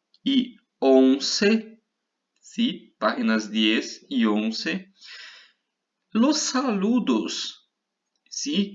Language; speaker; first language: Spanish; non-native, fluent; Portuguese